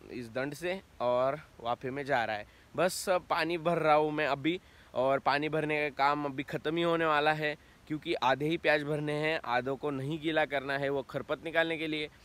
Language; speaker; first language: Hindi; non-native, local second language; Marathi